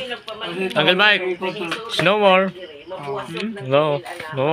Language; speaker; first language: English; non-native, learner; Cebuano